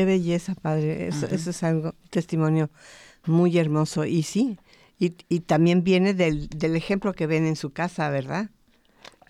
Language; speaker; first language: Spanish; native; Spanish